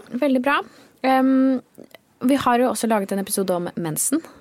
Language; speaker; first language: Norwegian; native; Norwegian